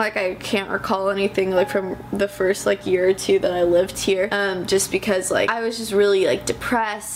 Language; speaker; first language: English; native; English